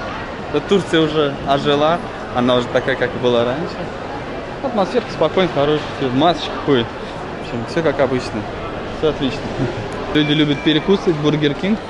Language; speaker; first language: Russian; native; Russian